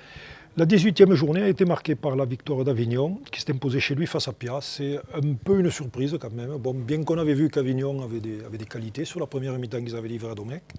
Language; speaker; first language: French; native; French